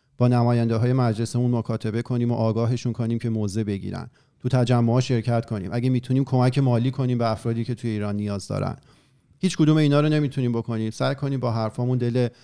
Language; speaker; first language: Persian; native; Persian